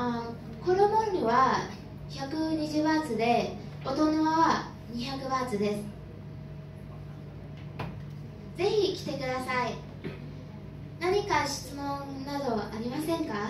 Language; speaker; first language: Japanese; non-native, learner; Thai